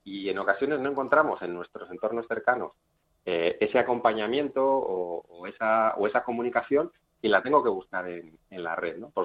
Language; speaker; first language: Spanish; native; Spanish